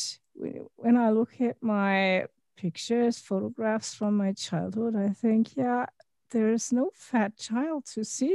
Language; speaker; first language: English; non-native, fluent; German